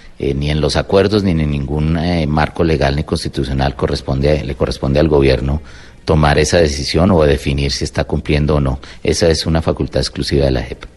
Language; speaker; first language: Spanish; native; Spanish